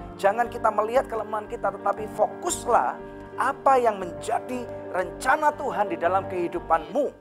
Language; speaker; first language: Indonesian; native; Indonesian